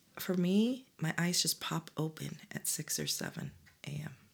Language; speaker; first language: English; early bilingual, other home language; Korean